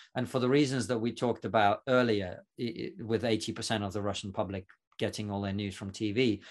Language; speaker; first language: English; non-native, fluent; Russian